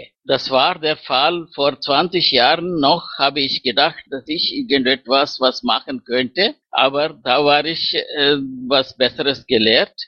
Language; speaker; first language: German; non-native, fluent; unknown